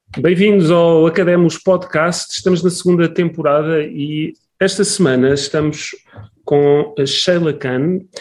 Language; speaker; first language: Portuguese; native; Portuguese